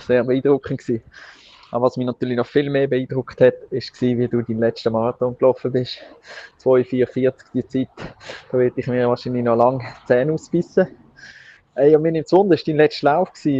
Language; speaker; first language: German; native; German